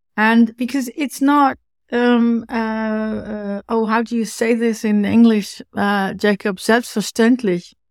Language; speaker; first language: English; non-native, fluent; Dutch